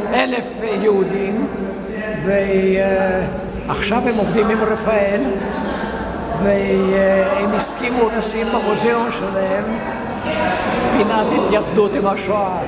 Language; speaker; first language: Hebrew; non-native, fluent; Yiddish